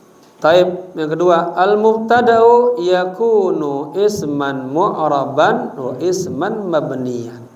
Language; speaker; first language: Arabic; non-native, fluent; Indonesian